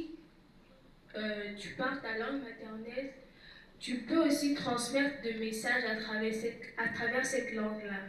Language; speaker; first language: French; non-native, local second language; Lingala